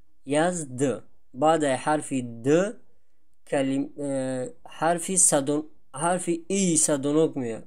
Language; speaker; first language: Turkish; non-native, fluent; Tajik